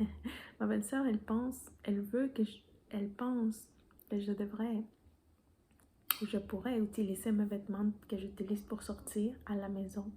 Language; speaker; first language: French; non-native, fluent; Spanish